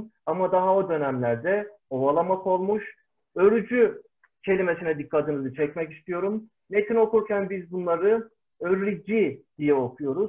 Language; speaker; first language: Turkish; native; Turkish